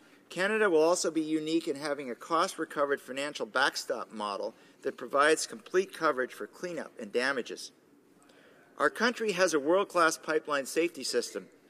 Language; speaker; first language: English; native; English